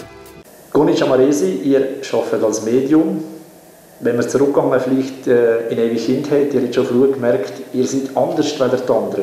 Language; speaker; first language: German; native; German